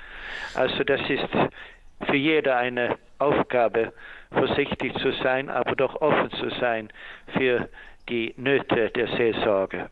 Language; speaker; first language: German; non-native, fluent; Swedish